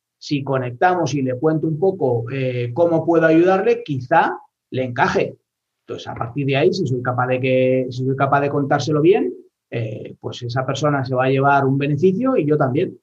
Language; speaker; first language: Spanish; native; Spanish